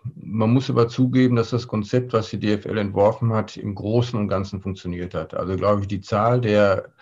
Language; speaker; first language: German; native; German